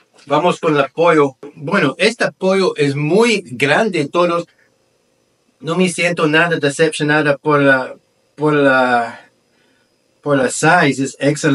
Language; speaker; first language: Spanish; non-native, learner; English